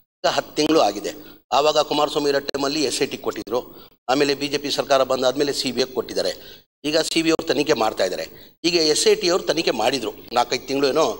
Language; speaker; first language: Kannada; non-native, local second language; Urdu